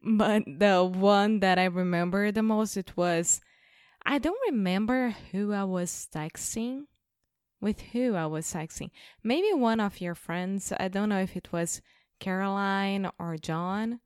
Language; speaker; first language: English; non-native, fluent; Portuguese